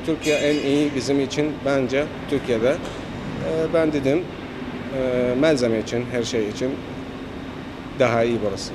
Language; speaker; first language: Turkish; non-native, learner; Arabic